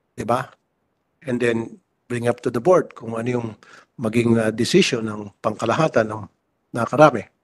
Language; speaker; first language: Filipino; native; Filipino